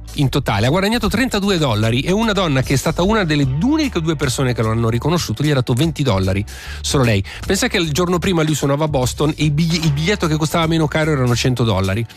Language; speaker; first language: Italian; native; Italian